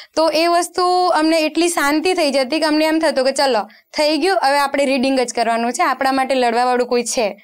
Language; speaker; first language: Gujarati; non-native, local second language; Rajasthani